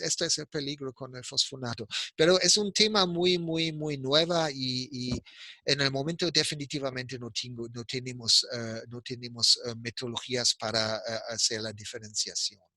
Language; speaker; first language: Spanish; non-native, fluent; German